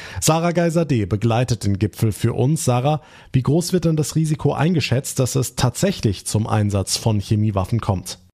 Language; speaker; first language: German; native; German